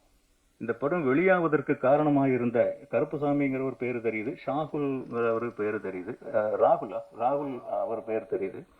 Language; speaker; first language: Tamil; native; Tamil